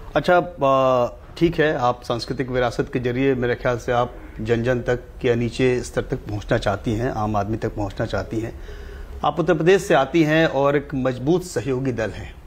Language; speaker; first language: Hindi; native; Hindi